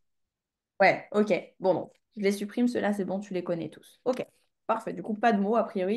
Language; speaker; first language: French; native; French